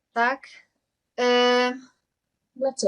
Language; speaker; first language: Polish; non-native, learner; Hungarian